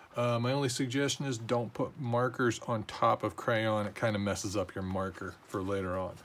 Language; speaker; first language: English; native; English